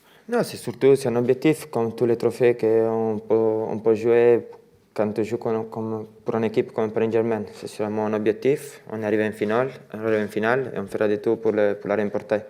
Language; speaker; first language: French; non-native, fluent; Italian